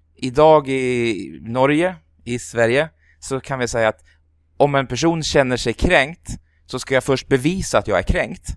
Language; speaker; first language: Swedish; native; Swedish